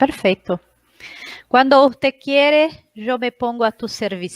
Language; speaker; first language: Spanish; non-native, learner; Portuguese